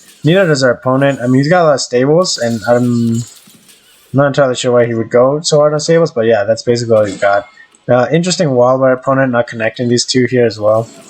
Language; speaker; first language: English; native; English